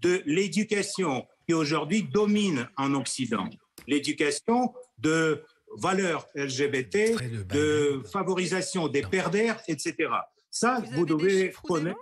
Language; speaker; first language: French; non-native, fluent; Russian